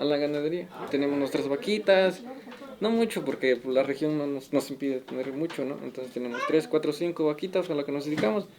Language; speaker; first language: Spanish; native; Spanish